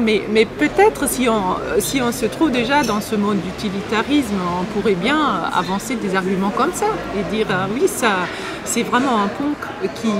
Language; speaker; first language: French; non-native, fluent; German